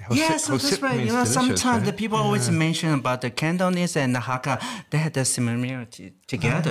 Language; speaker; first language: English; non-native, fluent; Chinese